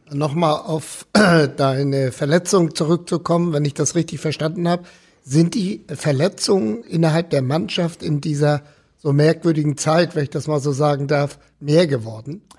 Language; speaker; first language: German; native; German